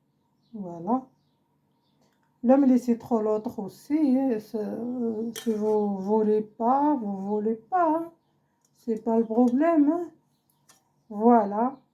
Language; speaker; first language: French; non-native, learner; Arabic